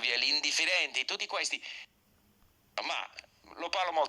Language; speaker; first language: Italian; non-native, learner; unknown